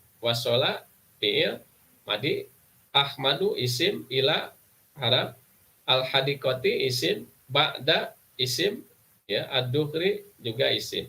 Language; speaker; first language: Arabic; non-native, fluent; Indonesian